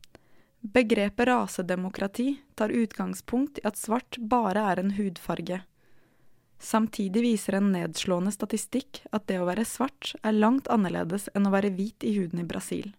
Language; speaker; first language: Norwegian; native; Norwegian